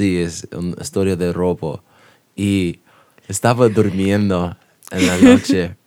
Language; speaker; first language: Spanish; non-native, learner; English